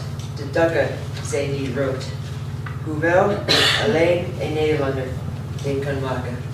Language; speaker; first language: Dutch; non-native, learner; English